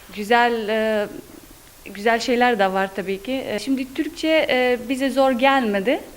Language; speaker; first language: Turkish; non-native, fluent; Arabic